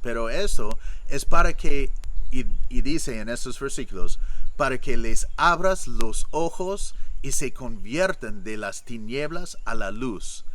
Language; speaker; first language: Spanish; non-native, fluent; English